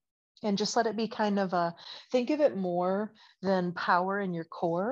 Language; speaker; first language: English; native; English